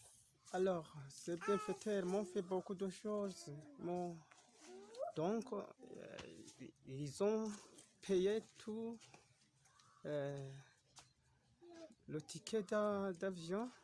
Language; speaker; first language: French; non-native, local second language; Rundi